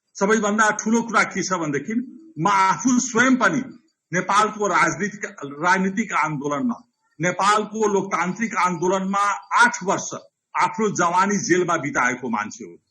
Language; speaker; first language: Nepali; non-native, local second language; Rana Tharu